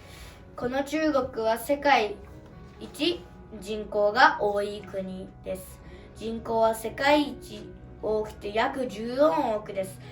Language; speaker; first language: Japanese; early bilingual, other home language; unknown